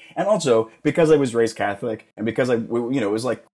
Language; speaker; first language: English; native; English